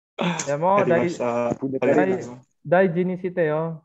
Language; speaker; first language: Japanese; non-native, fluent; Indonesian